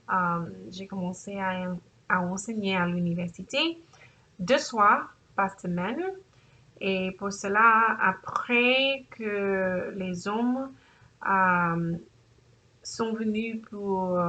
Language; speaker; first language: French; non-native, learner; English